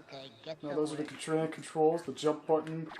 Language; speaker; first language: English; native; English